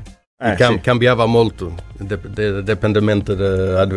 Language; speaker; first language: Italian; non-native, learner; Swedish